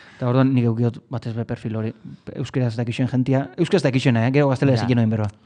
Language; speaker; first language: Basque; native; Basque